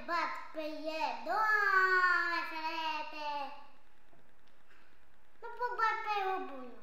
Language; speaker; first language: Romanian; non-native, learner; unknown